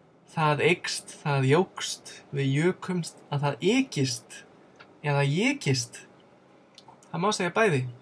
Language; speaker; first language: Icelandic; non-native, fluent; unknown